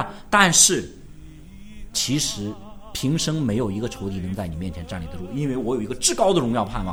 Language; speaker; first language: Chinese; native; Chinese